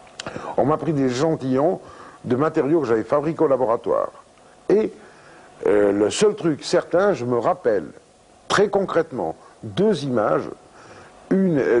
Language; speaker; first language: French; native; French